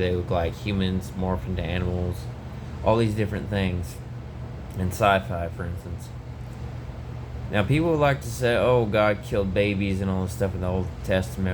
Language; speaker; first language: English; native; English